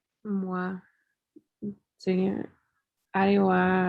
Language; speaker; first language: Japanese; non-native, learner; Spanish